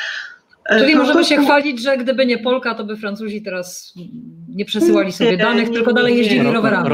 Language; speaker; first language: Polish; native; Polish